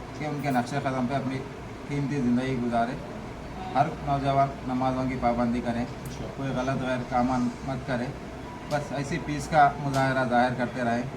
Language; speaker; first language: Hindi; native; Hindi